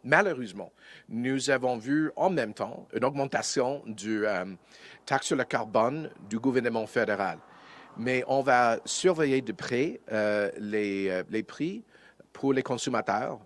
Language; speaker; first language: French; non-native, fluent; English